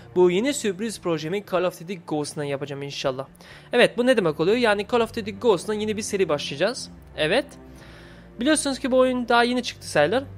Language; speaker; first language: Turkish; early bilingual, heritage; Turkish